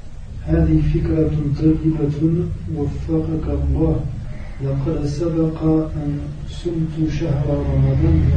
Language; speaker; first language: Arabic; non-native, learner; French